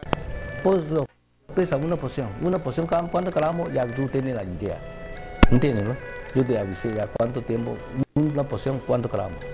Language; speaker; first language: Spanish; non-native, learner; Cantonese